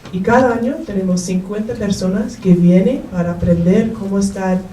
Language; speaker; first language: Spanish; non-native, learner; English